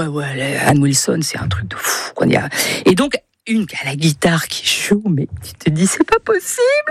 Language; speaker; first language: French; native; French